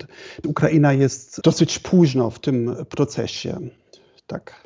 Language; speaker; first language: Polish; non-native, fluent; German